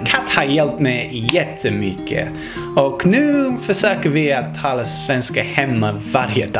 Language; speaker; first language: Swedish; non-native, learner; English